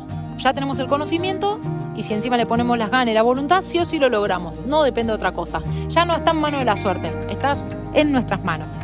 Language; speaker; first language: Spanish; native; Spanish